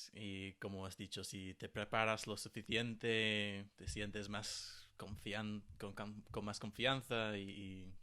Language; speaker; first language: Spanish; non-native, fluent; English